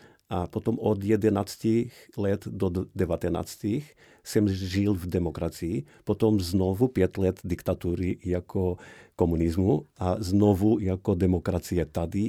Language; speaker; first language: Czech; non-native, fluent; Portuguese